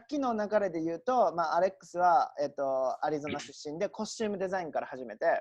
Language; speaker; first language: Japanese; native; Japanese